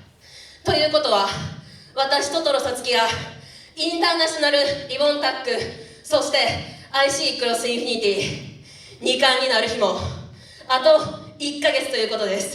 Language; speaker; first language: Japanese; native; Japanese